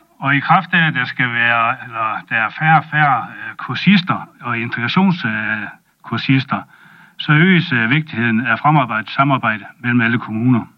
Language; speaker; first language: Danish; native; Danish